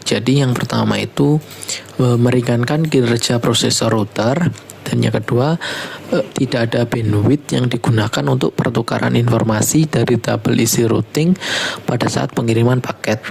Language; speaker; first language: Indonesian; native; Indonesian